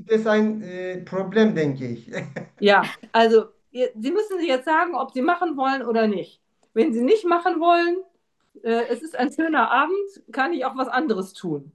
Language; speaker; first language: German; non-native, learner; Turkish